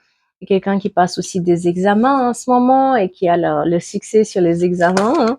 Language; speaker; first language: French; native; French